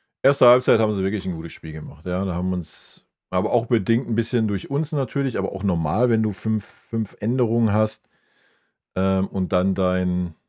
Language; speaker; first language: German; native; German